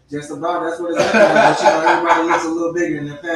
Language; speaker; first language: English; native; English